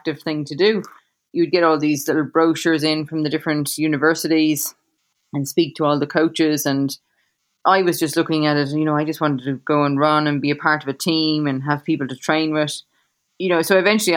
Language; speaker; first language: English; native; English